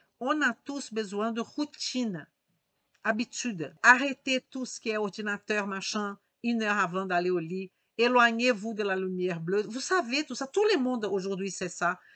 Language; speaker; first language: French; native; French